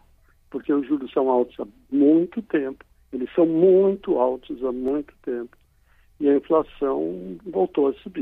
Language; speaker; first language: Portuguese; native; Portuguese